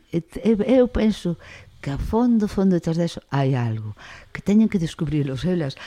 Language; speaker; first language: Galician; non-native, local second language; Spanish